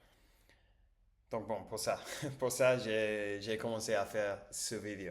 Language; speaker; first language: French; non-native, learner; Spanish